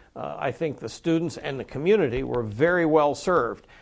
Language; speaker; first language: English; native; English